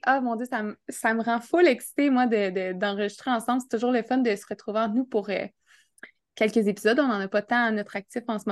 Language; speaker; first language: French; native; French